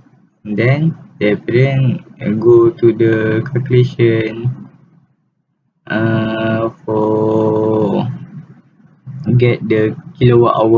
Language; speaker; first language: English; non-native, learner; Malay